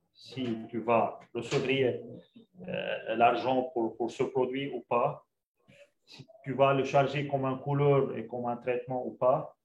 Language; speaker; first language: French; non-native, local second language; Arabic